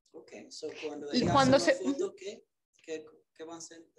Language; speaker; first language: Spanish; early bilingual, other home language; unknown